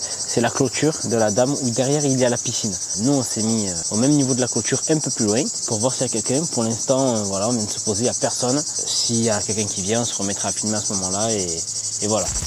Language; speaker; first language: French; native; French